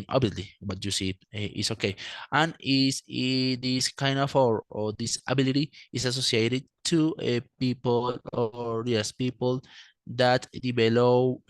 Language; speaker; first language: English; non-native, fluent; Spanish